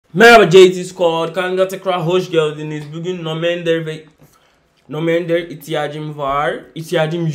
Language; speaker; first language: Turkish; non-native, fluent; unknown